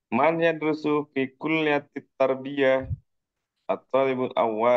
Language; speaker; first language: Arabic; non-native, learner; Indonesian